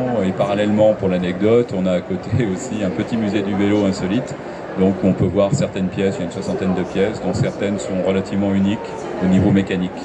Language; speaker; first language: French; native; French